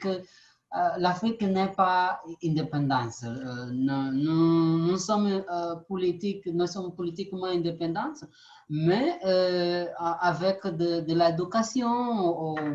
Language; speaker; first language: French; non-native, learner; Portuguese